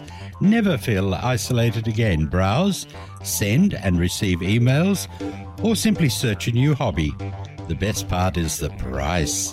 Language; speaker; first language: English; native; English